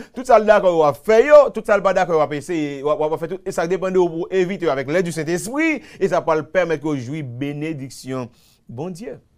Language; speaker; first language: French; non-native, local second language; Haitian Creole